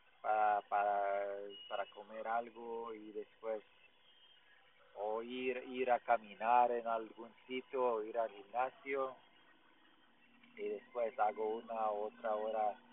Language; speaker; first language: Spanish; non-native, learner; English